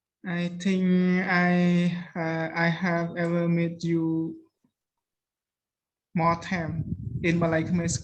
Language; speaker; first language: English; non-native, learner; Khmer